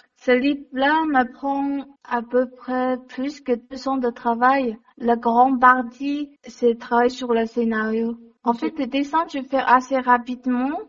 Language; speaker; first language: French; non-native, learner; Chinese